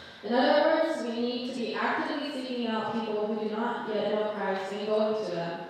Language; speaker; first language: English; early bilingual, other home language; Korean